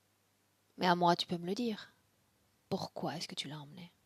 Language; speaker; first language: French; native; French